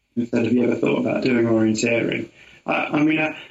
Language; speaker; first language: English; native; English